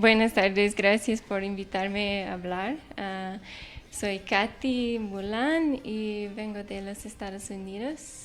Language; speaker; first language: Spanish; non-native, fluent; English